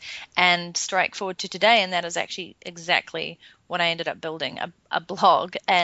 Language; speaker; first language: English; native; English